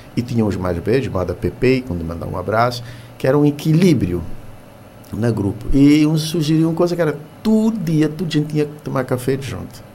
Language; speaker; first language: Portuguese; non-native, local second language; Kabuverdianu